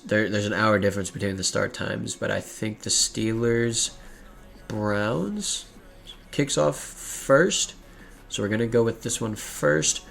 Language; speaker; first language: English; native; English